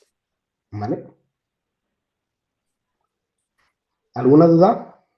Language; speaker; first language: Spanish; native; Spanish